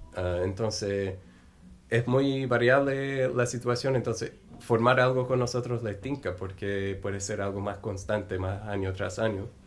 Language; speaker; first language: Spanish; non-native, fluent; English